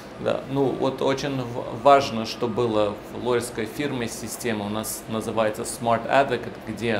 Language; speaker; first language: Russian; early bilingual, heritage; Russian